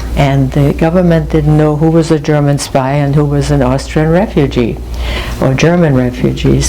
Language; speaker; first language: English; early bilingual, other home language; German